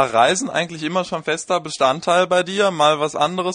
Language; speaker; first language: German; native; German